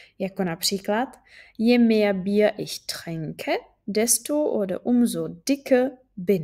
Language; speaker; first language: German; non-native, fluent; Czech